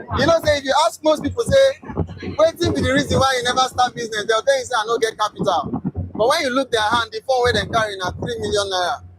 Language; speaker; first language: Nigerian Pidgin; native; Nigerian Pidgin